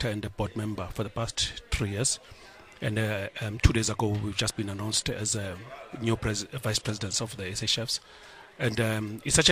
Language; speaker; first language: English; non-native, local second language; Xhosa